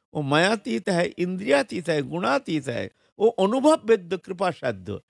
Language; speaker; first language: Hindi; non-native, local second language; Bangla